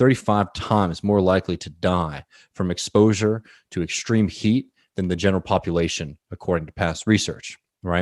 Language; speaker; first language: English; native; English